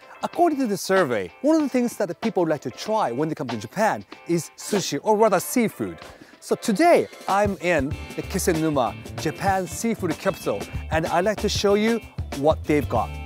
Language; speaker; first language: English; non-native, fluent; Japanese